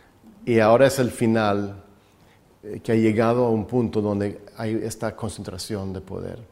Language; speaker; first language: Spanish; non-native, fluent; Swedish